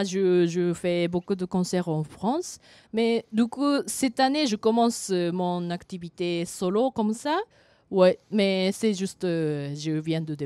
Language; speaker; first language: French; non-native, fluent; Japanese